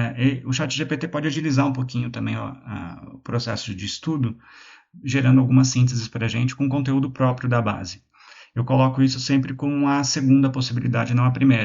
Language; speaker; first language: Portuguese; native; Portuguese